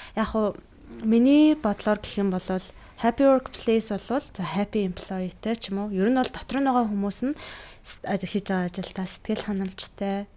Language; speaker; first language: Mongolian; native; Mongolian